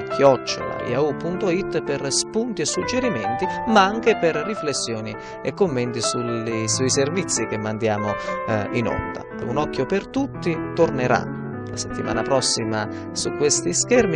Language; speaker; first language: Italian; native; Italian